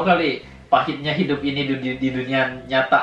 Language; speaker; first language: Indonesian; native; Indonesian